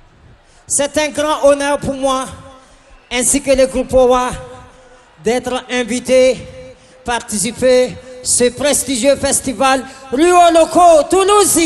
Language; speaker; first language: French; non-native, local second language; Malagasy